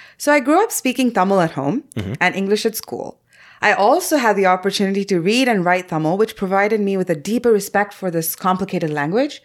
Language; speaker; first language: English; non-native, local second language; Tamil